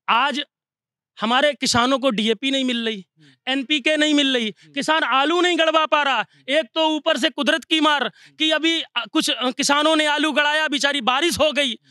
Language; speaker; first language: Hindi; native; Hindi